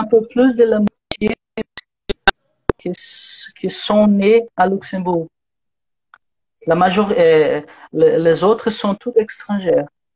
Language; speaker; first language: French; non-native, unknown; Portuguese